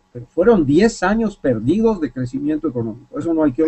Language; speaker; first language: Spanish; native; Spanish